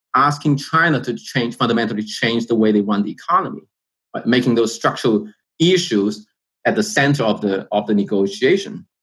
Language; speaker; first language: English; non-native, fluent; Chinese